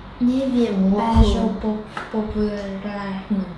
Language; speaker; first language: Polish; non-native, learner; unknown